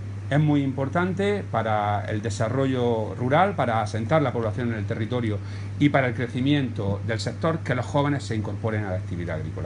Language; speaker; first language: Spanish; native; Spanish